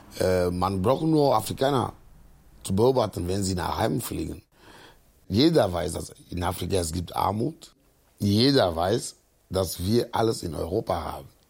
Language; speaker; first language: German; non-native, learner; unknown